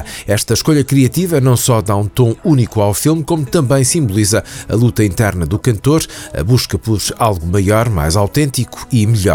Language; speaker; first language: Portuguese; native; Portuguese